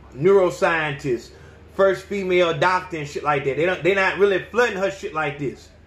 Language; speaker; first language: English; native; English